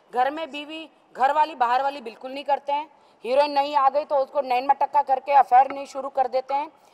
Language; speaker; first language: Hindi; native; Hindi